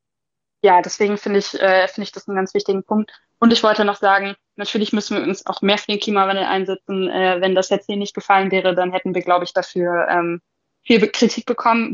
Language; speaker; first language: German; native; German